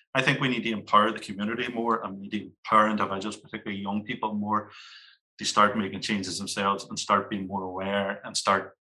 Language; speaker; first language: English; native; English